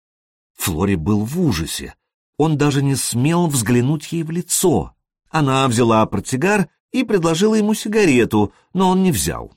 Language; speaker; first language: Russian; native; Russian